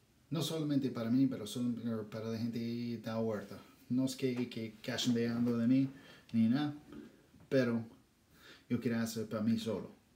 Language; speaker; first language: Spanish; non-native, learner; English